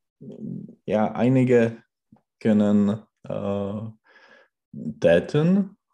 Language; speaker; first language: German; non-native, learner; Czech